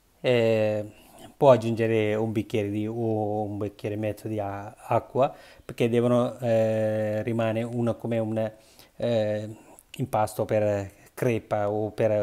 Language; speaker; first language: Italian; non-native, learner; Sinhala